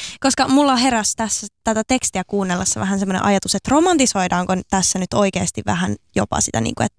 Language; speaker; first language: Finnish; native; Finnish